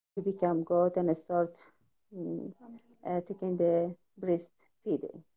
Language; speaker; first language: English; non-native, learner; Persian